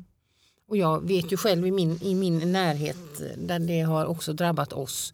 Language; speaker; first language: Swedish; native; Swedish